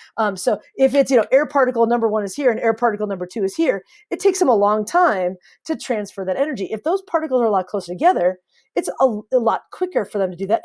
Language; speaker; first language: English; native; English